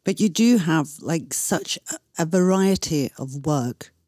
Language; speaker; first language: English; non-native, fluent; Danish